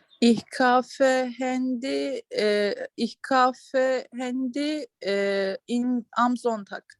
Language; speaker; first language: German; non-native, learner; Turkish